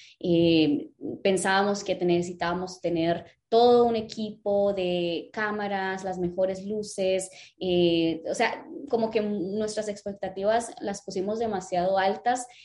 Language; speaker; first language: Spanish; early bilingual, other home language; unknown